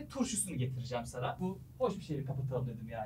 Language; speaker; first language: Turkish; native; Turkish